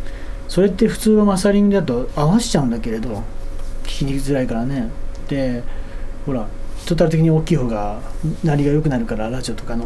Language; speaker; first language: Japanese; native; Japanese